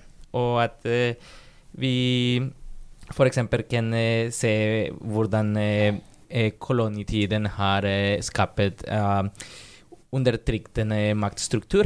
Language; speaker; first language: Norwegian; non-native, fluent; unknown